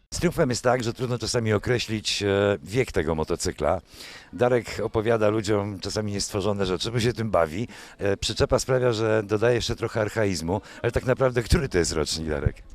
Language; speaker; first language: Polish; native; Polish